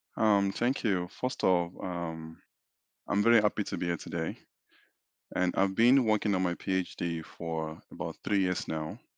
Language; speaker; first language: English; non-native, local second language; Yoruba